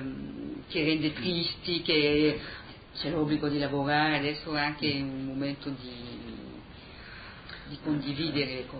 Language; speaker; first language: Italian; early bilingual, heritage; Italian